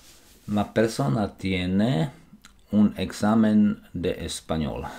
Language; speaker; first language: Spanish; non-native, fluent; Slovak